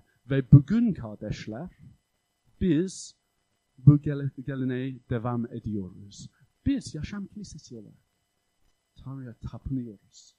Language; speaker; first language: Turkish; non-native, fluent; English